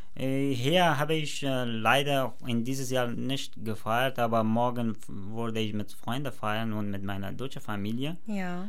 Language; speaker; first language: German; non-native, learner; Persian